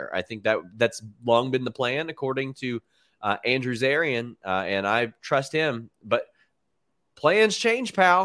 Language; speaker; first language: English; native; English